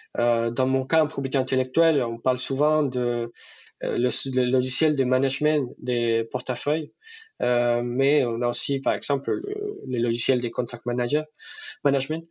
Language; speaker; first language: French; non-native, fluent; Spanish